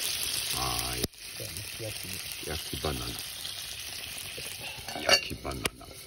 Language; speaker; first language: Japanese; native; Japanese